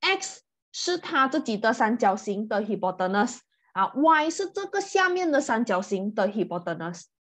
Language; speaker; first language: Chinese; native; Chinese